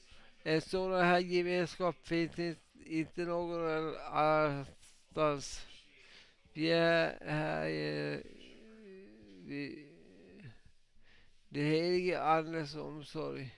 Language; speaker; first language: Swedish; non-native, local second language; Finnish